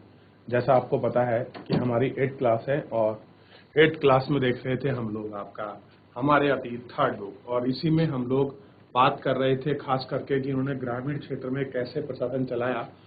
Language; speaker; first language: Hindi; native; Hindi